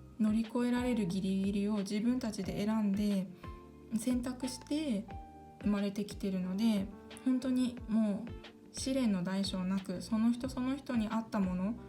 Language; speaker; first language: Japanese; early bilingual, other home language; Korean